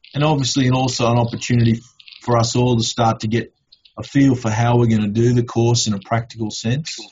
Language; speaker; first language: English; native; English